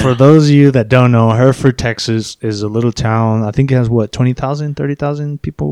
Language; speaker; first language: English; early bilingual, other home language; Spanish